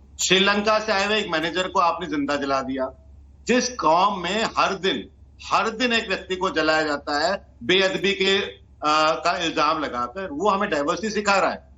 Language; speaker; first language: Hindi; non-native, local second language; Kashmiri